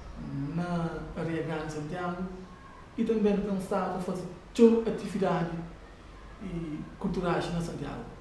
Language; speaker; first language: Portuguese; non-native, learner; Kabuverdianu